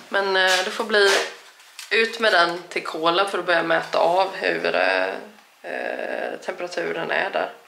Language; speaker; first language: Swedish; native; Swedish